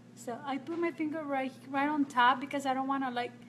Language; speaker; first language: English; non-native, fluent; Spanish